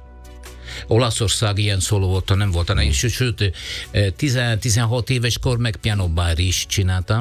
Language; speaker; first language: Hungarian; non-native, learner; Italian